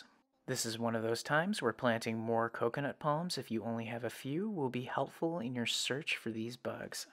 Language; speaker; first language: English; native; English